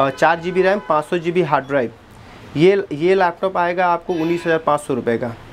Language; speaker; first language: Hindi; native; Hindi